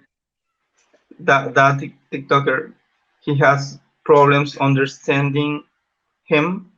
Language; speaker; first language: English; non-native, learner; Spanish